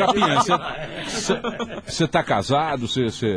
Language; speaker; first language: Portuguese; native; Portuguese